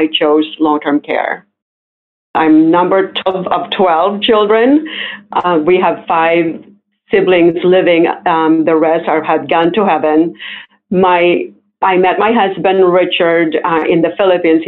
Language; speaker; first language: English; non-native, local second language; Filipino